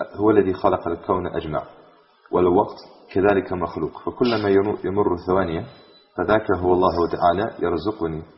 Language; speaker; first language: Arabic; non-native, fluent; English